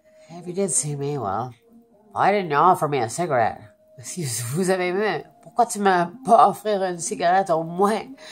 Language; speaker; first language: French; non-native, fluent; English